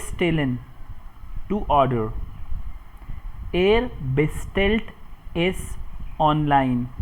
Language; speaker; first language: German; non-native, fluent; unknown